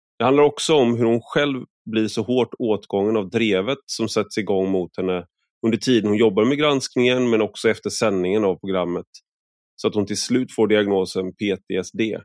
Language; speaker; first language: Swedish; native; Swedish